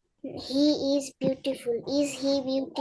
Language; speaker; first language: English; non-native, learner; Bangla